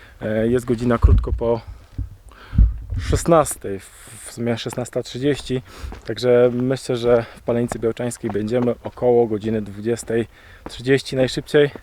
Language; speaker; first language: Polish; native; Polish